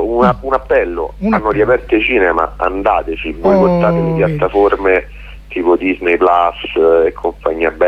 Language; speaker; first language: Italian; native; Italian